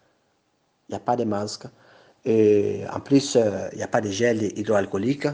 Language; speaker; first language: French; non-native, local second language; Bambara